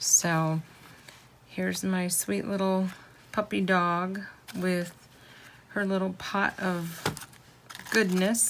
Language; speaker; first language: English; native; English